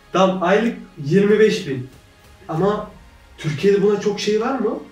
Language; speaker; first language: Turkish; early bilingual, heritage; Turkish